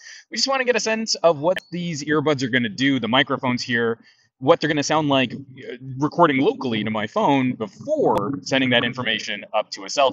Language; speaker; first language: English; native; English